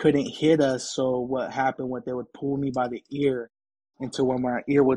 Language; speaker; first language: English; native; English